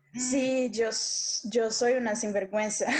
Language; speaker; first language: Spanish; non-native, local second language; Portuguese